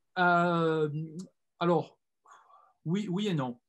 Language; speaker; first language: French; native; French